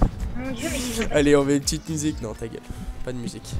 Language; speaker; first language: French; native; French